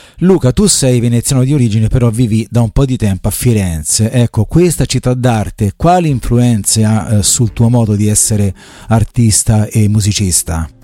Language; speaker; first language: Italian; native; Italian